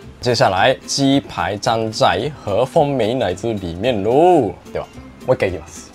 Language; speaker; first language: Chinese; non-native, fluent; Japanese